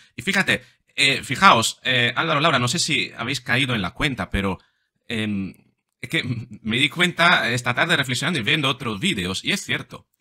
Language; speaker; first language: Spanish; non-native, fluent; Italian